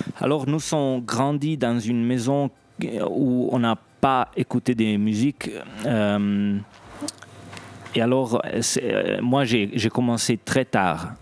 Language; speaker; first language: French; non-native, local second language; Italian